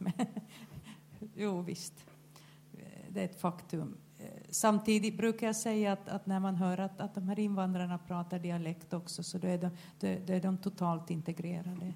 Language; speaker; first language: Swedish; native; Swedish